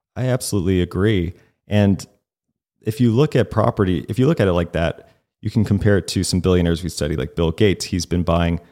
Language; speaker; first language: English; native; English